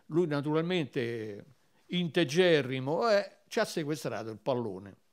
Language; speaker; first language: Italian; native; Italian